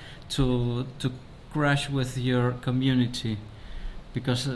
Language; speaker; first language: English; non-native, learner; Spanish